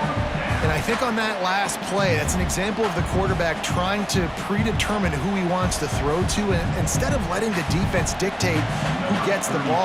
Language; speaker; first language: English; native; English